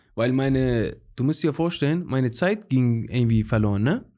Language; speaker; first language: German; non-native, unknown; Persian